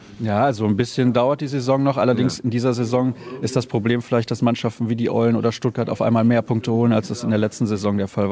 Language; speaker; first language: German; native; German